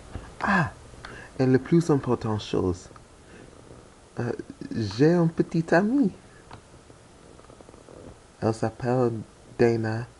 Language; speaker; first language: French; non-native, learner; English